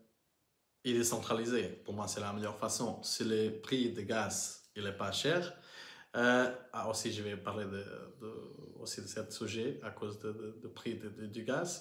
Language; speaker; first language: French; non-native, learner; Portuguese